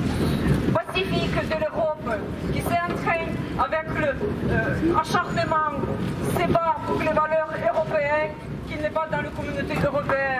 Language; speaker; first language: French; non-native, fluent; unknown